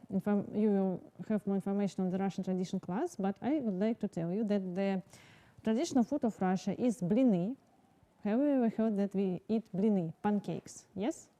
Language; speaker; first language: English; non-native, learner; Russian